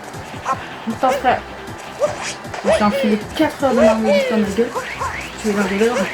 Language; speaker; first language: French; native; French